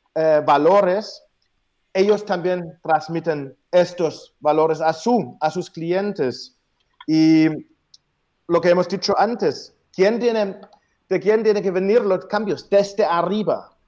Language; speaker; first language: Spanish; non-native, fluent; German